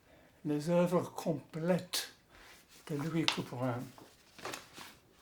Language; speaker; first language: French; non-native, learner; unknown